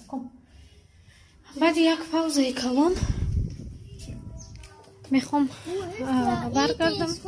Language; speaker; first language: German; non-native, learner; Tajik